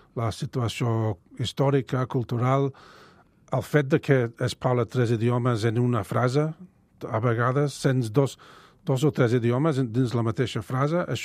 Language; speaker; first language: Catalan; non-native, fluent; English